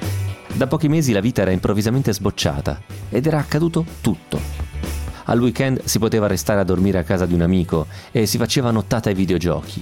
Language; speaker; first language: Italian; native; Italian